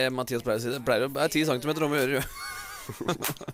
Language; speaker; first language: Norwegian; native; Norwegian